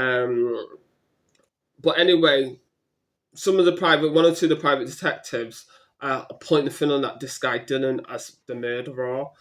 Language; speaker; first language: English; native; English